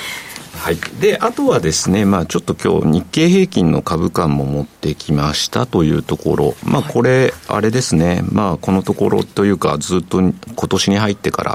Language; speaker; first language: Japanese; native; Japanese